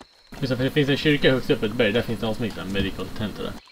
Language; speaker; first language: Swedish; native; Swedish